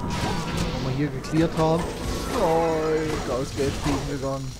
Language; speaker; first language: German; native; German